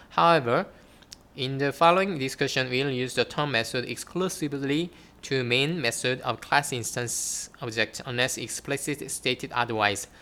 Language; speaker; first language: English; non-native, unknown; Korean